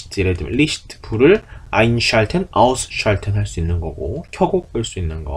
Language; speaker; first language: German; non-native, fluent; Korean